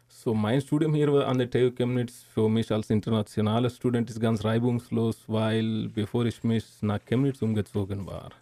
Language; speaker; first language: German; non-native, learner; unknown